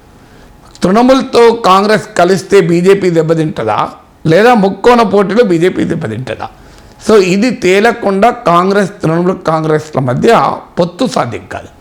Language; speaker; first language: Telugu; native; Telugu